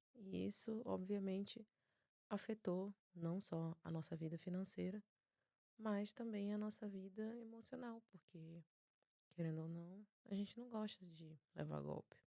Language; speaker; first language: Portuguese; native; Portuguese